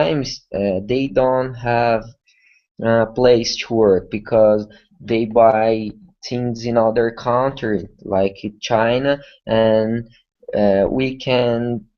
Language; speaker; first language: English; non-native, learner; Portuguese